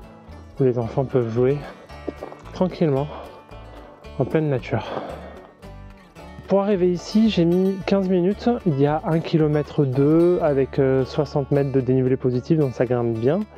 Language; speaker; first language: French; native; French